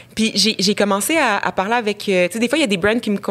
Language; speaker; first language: French; native; French